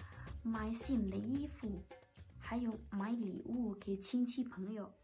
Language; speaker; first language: Chinese; non-native, learner; Indonesian